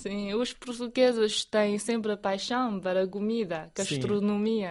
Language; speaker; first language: Portuguese; non-native, fluent; Chinese